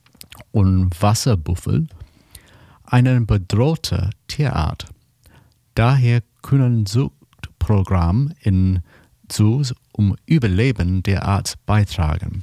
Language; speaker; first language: German; non-native, learner; English